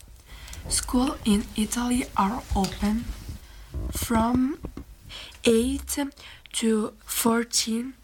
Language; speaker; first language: English; non-native, learner; Italian